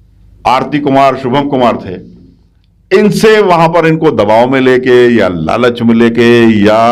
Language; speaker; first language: Hindi; native; Hindi